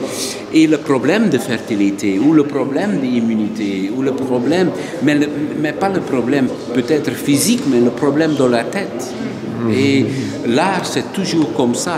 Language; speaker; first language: French; non-native, local second language; Dutch